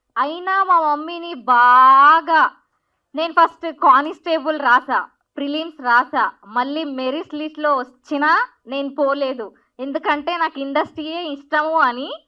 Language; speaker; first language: Telugu; non-native, local second language; Marathi